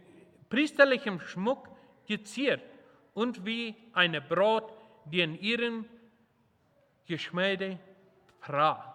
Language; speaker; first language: German; non-native, local second language; Plautdietsch